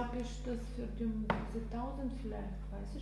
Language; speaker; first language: German; non-native, learner; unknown